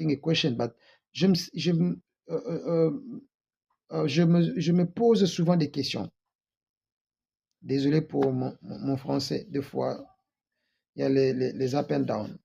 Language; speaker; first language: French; non-native, local second language; Lingala